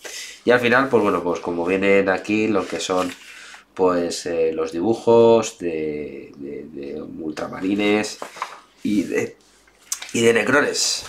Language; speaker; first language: Spanish; native; Spanish